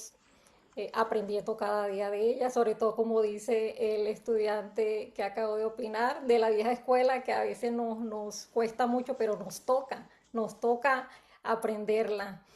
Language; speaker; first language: Spanish; native; Spanish